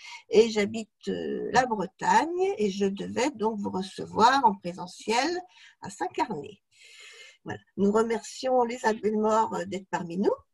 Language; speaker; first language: French; native; French